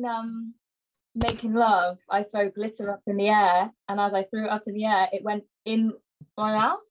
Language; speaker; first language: English; native; English